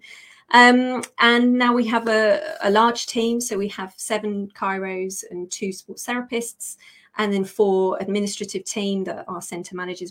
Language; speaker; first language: English; native; English